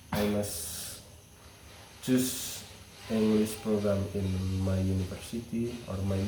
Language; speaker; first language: English; non-native, learner; Indonesian